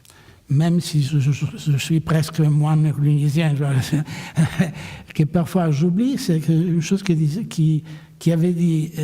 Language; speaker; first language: French; non-native, fluent; Italian